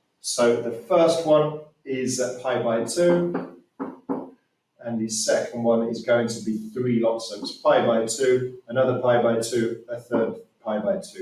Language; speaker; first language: English; native; English